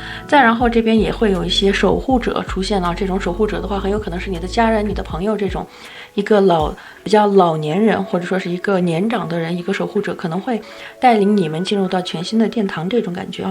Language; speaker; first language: Chinese; native; Chinese